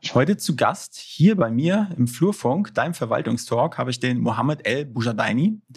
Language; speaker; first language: German; native; German